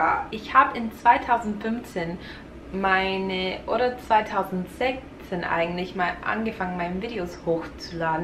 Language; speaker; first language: German; non-native, fluent; English